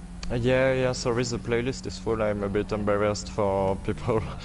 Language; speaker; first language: English; non-native, fluent; French